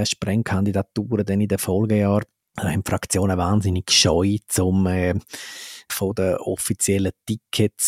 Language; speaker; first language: German; native; German